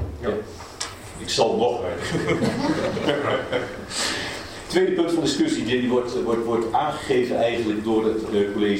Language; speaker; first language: Dutch; native; Dutch